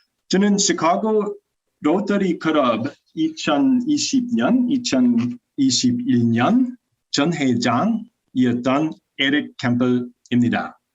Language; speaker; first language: Korean; non-native, learner; English